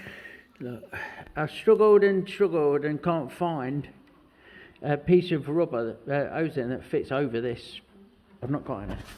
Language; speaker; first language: English; native; English